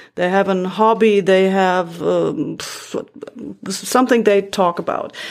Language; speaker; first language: English; non-native, fluent; German